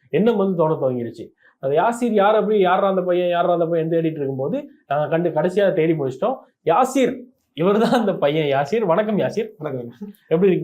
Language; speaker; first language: Tamil; native; Tamil